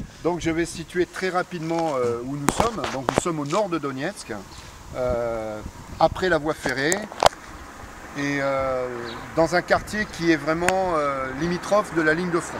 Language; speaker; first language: French; native; French